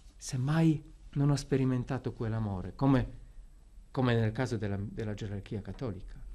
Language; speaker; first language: Italian; non-native, fluent; Polish